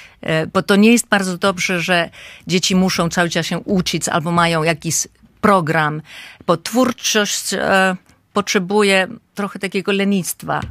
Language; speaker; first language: Polish; non-native, fluent; Finnish